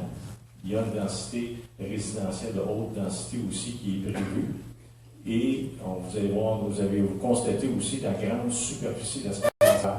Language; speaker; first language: French; native; French